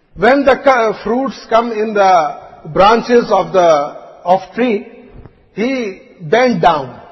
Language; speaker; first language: English; non-native, local second language; Urdu